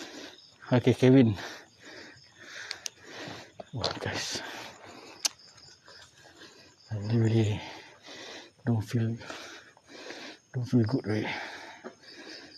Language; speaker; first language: English; non-native, local second language; Malay